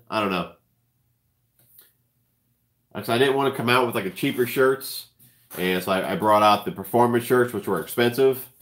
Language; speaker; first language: English; native; English